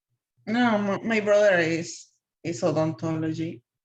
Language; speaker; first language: English; non-native, learner; Spanish